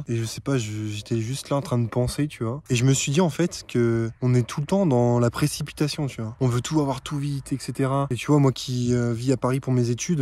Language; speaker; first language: French; native; French